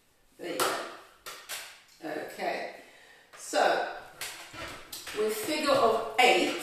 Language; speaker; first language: English; native; English